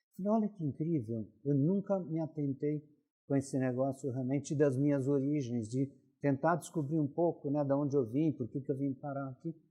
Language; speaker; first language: Portuguese; early bilingual, other home language; Italian